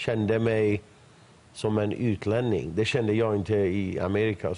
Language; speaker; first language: Swedish; non-native, fluent; Persian